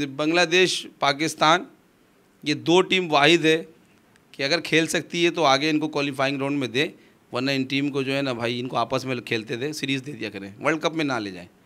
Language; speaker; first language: Urdu; non-native, local second language; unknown